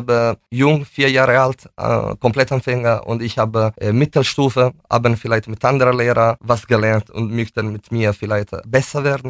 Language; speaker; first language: German; non-native, fluent; Italian